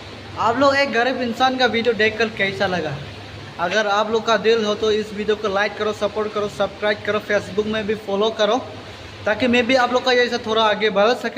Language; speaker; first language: Hindi; non-native, local second language; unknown